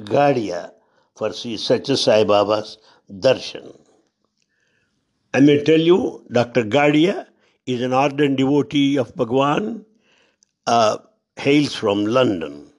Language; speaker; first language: English; non-native, local second language; Telugu